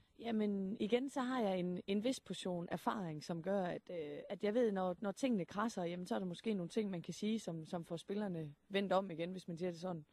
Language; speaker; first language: Danish; native; Danish